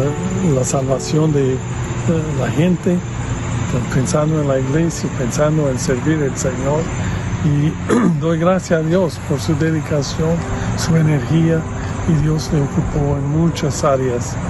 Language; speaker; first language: Spanish; non-native, fluent; English